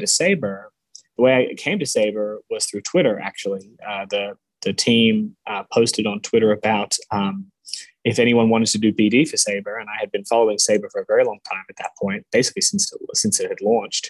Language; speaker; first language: English; native; English